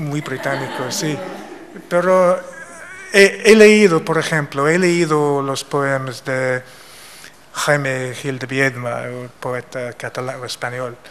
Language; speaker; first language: Spanish; non-native, fluent; English